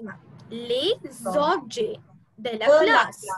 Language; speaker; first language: French; non-native, learner; Hindi